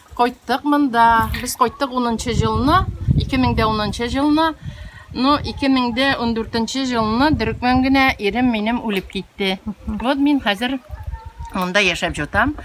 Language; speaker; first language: Tatar; native; Tatar